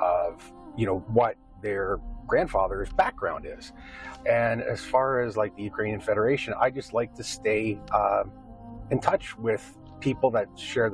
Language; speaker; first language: English; non-native, fluent; Ukrainian